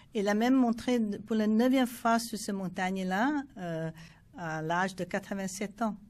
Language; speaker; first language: French; non-native, fluent; Chinese